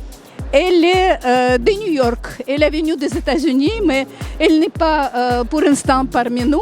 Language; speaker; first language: French; non-native, fluent; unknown